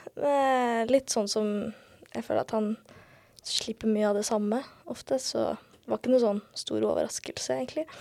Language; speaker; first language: Norwegian; early bilingual, other home language; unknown